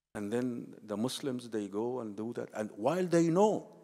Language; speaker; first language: English; non-native, fluent; Arabic